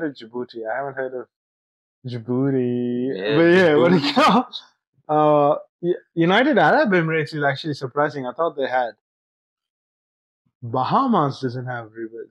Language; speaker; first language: English; non-native, local second language; Sinhala